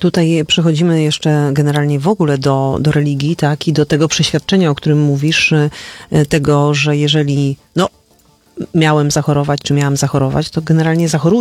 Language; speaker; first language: Polish; native; Polish